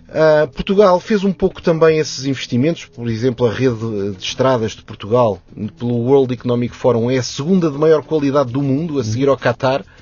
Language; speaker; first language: Portuguese; native; Portuguese